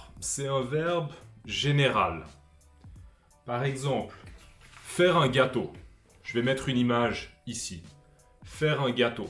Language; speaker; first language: French; native; French